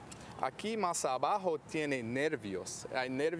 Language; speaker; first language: Spanish; non-native, fluent; English